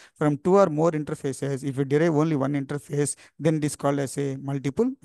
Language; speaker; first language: English; non-native, local second language; Telugu